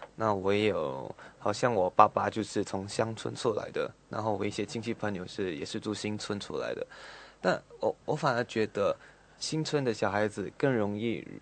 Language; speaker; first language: Chinese; native; Chinese